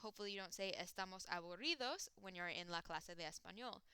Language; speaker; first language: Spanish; non-native, fluent; English